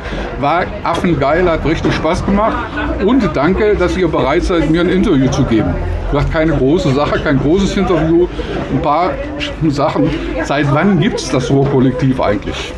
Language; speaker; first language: German; native; German